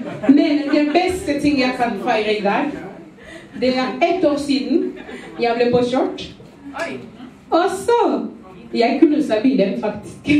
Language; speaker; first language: Norwegian; non-native, fluent; Lingala